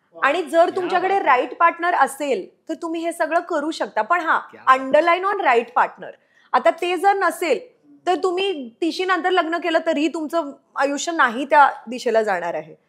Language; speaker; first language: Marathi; non-native, local second language; Marwari